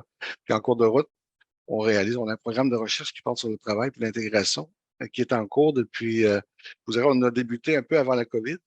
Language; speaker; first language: French; native; French